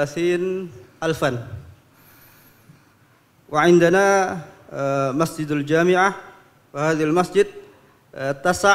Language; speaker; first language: Arabic; non-native, fluent; Indonesian